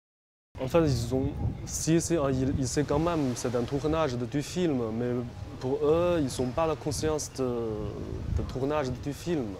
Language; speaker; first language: French; non-native, fluent; Chinese